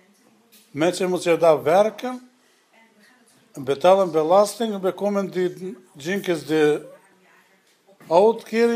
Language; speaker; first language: Dutch; non-native, learner; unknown